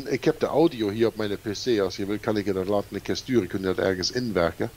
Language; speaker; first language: Dutch; non-native, fluent; German